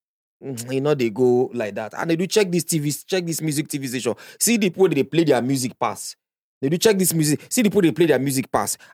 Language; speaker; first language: English; non-native, local second language; Igbo